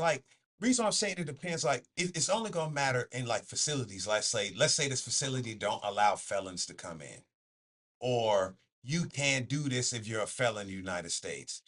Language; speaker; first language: English; native; English